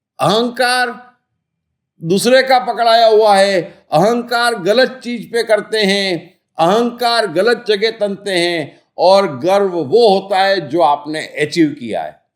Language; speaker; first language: Hindi; native; Hindi